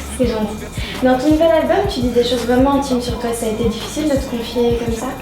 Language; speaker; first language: French; native; French